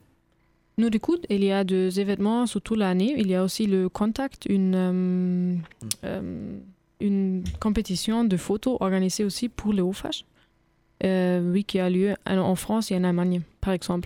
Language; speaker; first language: French; non-native, fluent; German